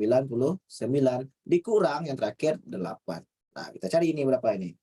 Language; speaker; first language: Indonesian; native; Indonesian